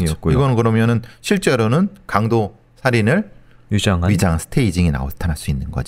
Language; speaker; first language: Korean; native; Korean